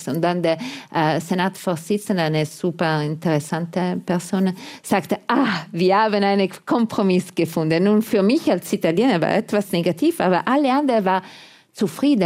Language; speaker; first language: German; non-native, fluent; Italian